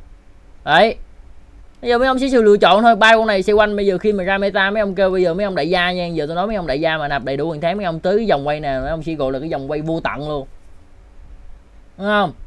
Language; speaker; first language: Vietnamese; native; Vietnamese